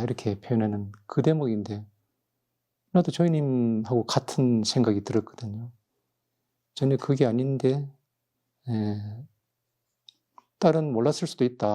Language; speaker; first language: Korean; native; Korean